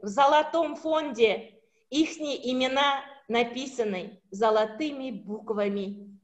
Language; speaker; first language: Russian; non-native, local second language; Kazakh